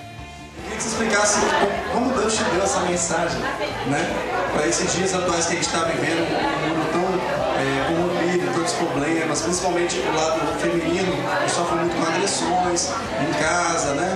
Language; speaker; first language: Portuguese; native; Portuguese